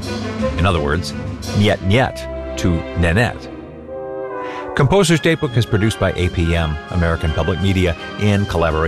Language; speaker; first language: English; native; English